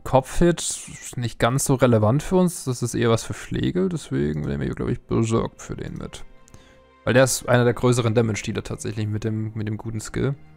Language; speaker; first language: German; native; German